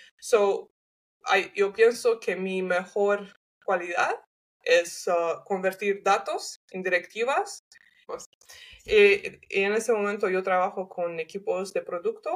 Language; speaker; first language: Spanish; non-native, learner; English